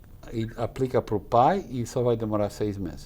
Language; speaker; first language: Portuguese; non-native, fluent; English